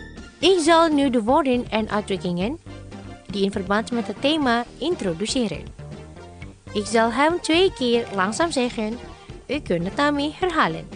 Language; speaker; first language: Dutch; non-native, fluent; Indonesian